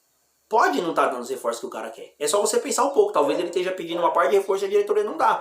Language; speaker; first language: Portuguese; native; Portuguese